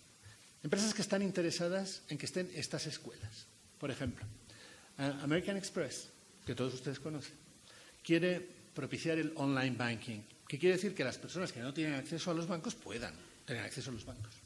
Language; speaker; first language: Spanish; native; Spanish